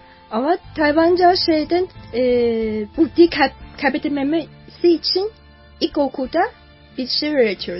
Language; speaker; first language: Turkish; non-native, fluent; Chinese